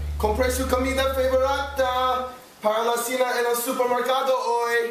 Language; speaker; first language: Spanish; non-native, learner; English